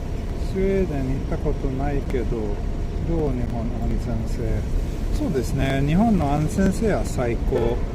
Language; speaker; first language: Japanese; non-native, fluent; Swedish